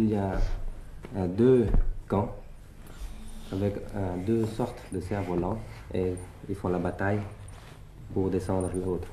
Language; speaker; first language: French; early bilingual, other home language; Thai